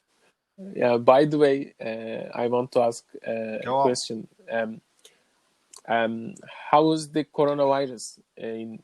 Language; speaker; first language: English; non-native, learner; Turkish